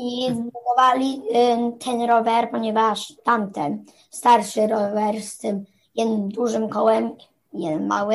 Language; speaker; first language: Polish; early bilingual, heritage; Polish